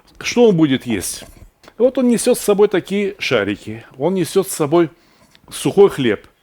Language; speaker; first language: Russian; native; Russian